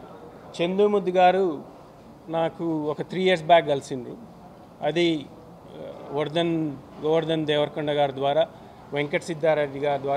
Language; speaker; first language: Telugu; native; Telugu